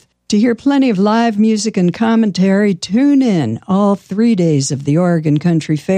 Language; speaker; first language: English; native; English